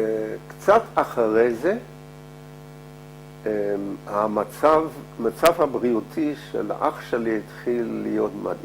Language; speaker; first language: Hebrew; non-native, fluent; Dutch